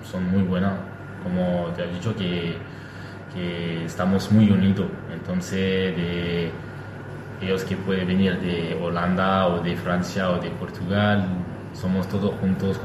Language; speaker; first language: Spanish; non-native, learner; French